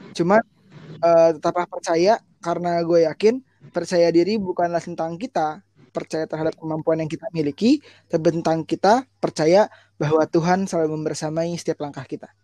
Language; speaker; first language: Indonesian; native; Indonesian